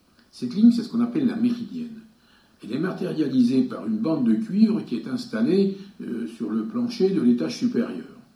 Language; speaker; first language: French; native; French